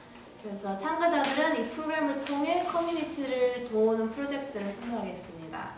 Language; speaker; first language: Korean; early bilingual, heritage; English